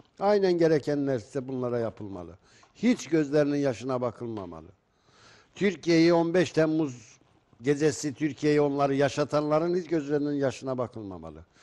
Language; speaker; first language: Turkish; native; Turkish